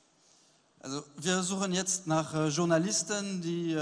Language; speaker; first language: German; non-native, fluent; French